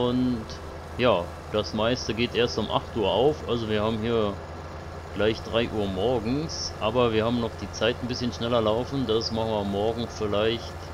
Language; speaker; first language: German; native; German